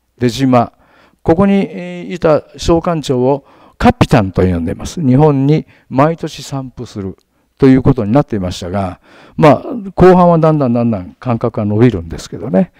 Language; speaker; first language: Japanese; native; Japanese